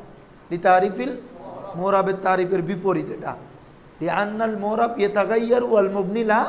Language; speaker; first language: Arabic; non-native, fluent; Bangla